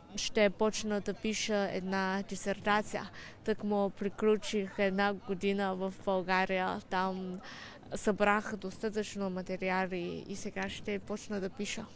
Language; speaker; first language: Bulgarian; non-native, fluent; Chinese